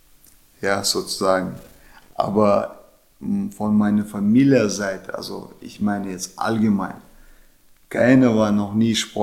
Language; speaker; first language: German; non-native, fluent; Chechen